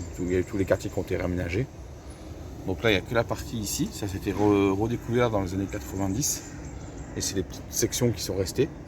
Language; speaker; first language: French; native; French